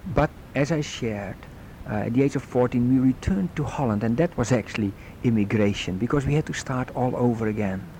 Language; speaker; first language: English; non-native, fluent; Dutch